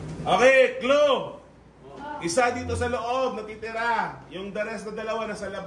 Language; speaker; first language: Filipino; native; Filipino